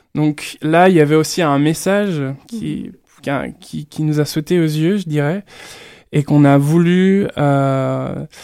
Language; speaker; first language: French; native; French